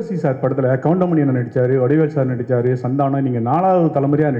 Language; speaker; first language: Tamil; native; Tamil